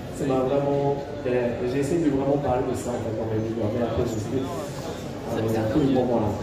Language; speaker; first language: French; non-native, fluent; Japanese